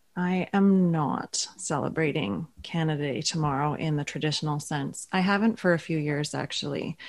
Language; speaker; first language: English; native; English